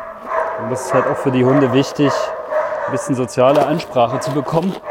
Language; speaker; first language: German; native; German